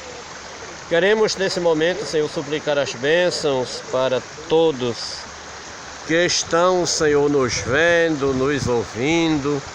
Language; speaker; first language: Portuguese; native; Portuguese